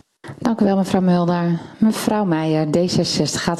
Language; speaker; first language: Dutch; native; Dutch